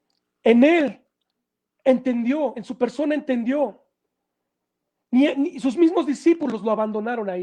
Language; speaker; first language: Spanish; native; Spanish